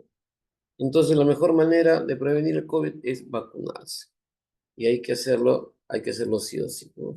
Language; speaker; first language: Spanish; native; Spanish